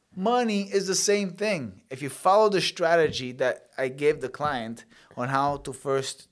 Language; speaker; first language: English; early bilingual, other home language; Italian